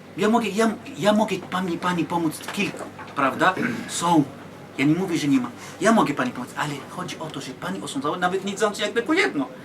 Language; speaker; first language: Polish; non-native, fluent; Arabic